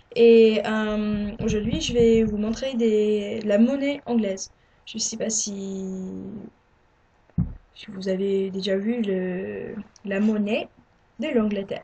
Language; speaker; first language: French; non-native, learner; English